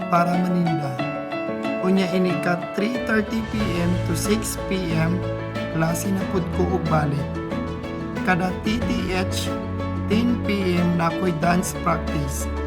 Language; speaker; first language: Cebuano; non-native, local second language; Waray